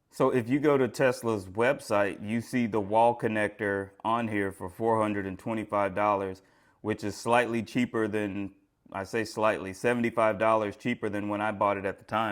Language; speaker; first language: English; native; English